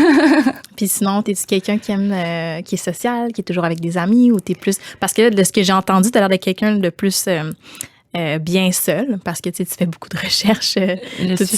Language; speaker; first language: French; native; French